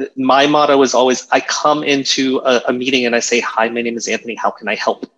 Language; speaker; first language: English; native; English